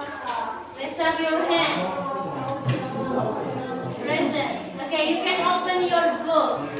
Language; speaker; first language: English; non-native, local second language; Indonesian